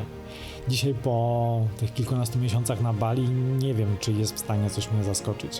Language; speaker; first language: Polish; native; Polish